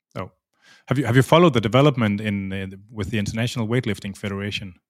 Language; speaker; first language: English; non-native, fluent; Danish